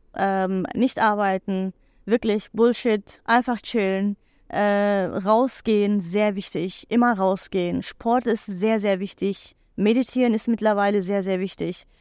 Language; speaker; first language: German; non-native, fluent; Turkish